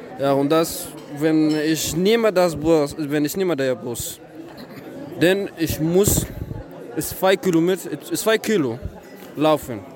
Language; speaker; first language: German; non-native, learner; Arabic